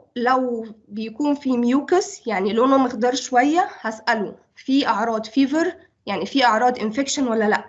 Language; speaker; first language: Arabic; native; Arabic